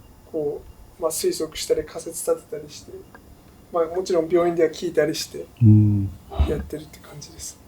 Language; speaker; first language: Japanese; native; Japanese